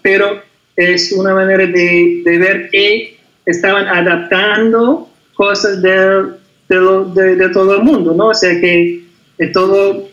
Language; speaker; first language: Spanish; non-native, fluent; English